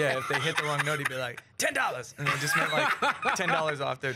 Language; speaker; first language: English; native; English